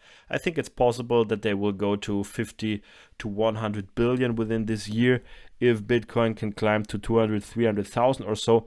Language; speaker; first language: English; non-native, fluent; German